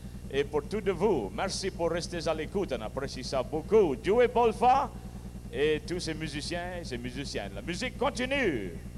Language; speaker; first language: French; early bilingual, heritage; French